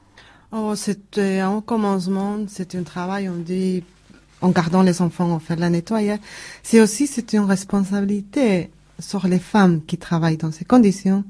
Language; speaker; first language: French; non-native, learner; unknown